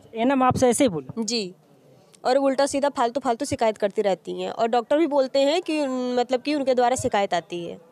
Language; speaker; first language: Hindi; native; Hindi